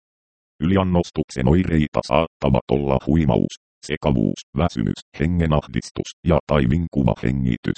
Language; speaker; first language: Finnish; native; Finnish